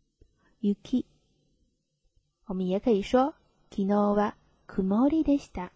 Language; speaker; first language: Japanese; non-native, fluent; Chinese